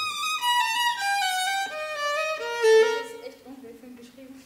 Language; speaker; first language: German; non-native, learner; Armenian